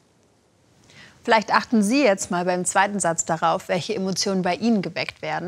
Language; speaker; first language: German; native; German